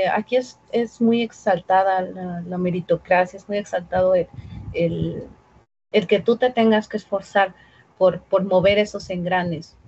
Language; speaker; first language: Spanish; native; Spanish